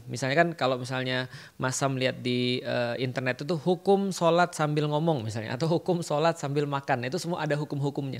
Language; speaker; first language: Indonesian; native; Indonesian